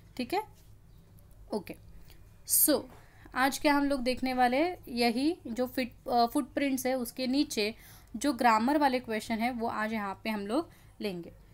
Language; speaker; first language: Hindi; non-native, local second language; Marathi